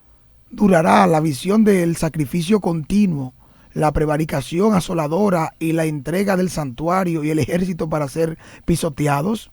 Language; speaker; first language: Spanish; native; Spanish